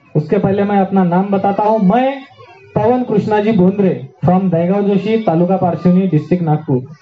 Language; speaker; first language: Hindi; non-native, local second language; Marathi